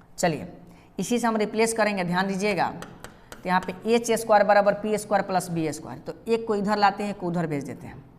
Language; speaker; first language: Hindi; native; Hindi